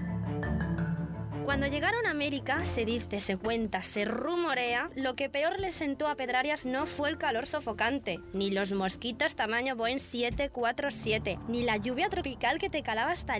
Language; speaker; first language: Spanish; native; Spanish